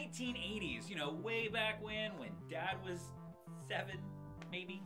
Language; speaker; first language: English; native; English